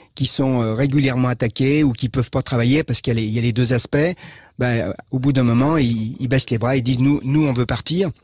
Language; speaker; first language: French; native; French